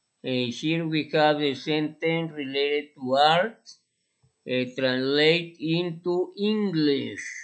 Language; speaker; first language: English; non-native, fluent; Spanish